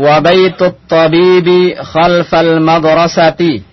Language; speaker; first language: Arabic; non-native, fluent; Indonesian